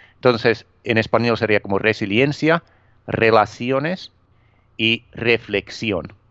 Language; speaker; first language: Spanish; non-native, fluent; Finnish